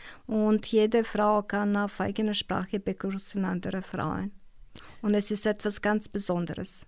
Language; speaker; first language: German; non-native, learner; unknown